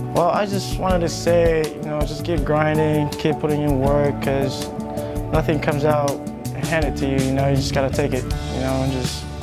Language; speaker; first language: English; non-native, fluent; Samoan